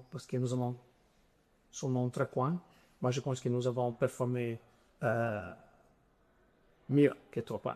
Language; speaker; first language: French; non-native, fluent; Italian